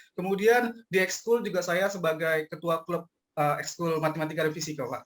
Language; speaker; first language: Indonesian; native; Indonesian